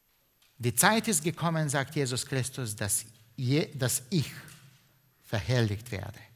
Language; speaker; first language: German; non-native, fluent; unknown